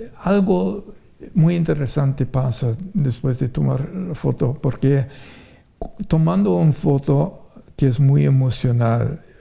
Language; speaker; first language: Spanish; non-native, fluent; English